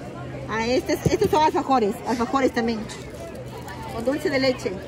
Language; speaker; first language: Spanish; native; Spanish